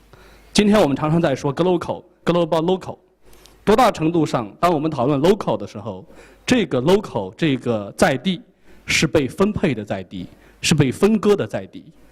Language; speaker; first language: Chinese; native; Chinese